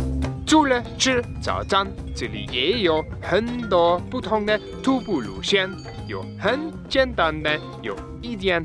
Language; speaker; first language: Chinese; non-native, learner; German